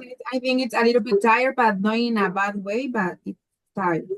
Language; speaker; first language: English; non-native, learner; Spanish